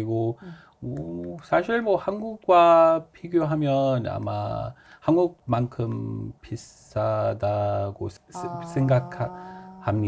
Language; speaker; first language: Korean; non-native, fluent; Arabic